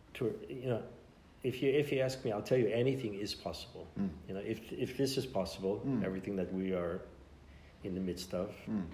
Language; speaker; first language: Norwegian; non-native, fluent; English